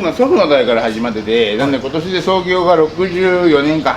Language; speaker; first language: Japanese; native; Japanese